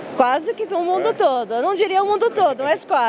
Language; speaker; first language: Portuguese; non-native, learner; Turkish